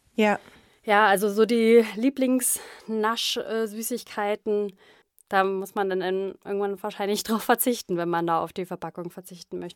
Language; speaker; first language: German; native; German